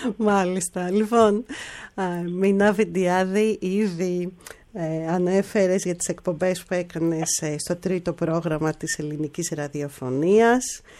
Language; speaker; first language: Greek; native; Greek